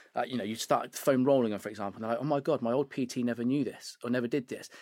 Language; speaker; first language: English; native; English